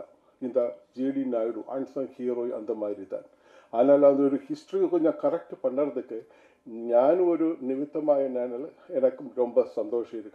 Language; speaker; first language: Tamil; non-native, learner; Malayalam